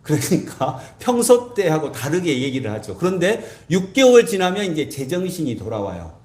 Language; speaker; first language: Korean; native; Korean